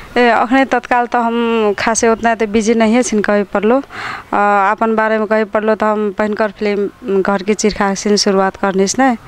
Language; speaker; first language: Maithili; non-native, local second language; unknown